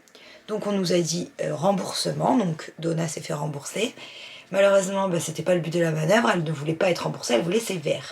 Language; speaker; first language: French; native; French